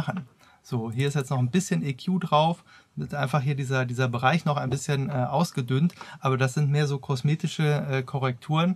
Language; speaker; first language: German; native; German